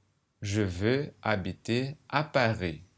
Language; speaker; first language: French; non-native, fluent; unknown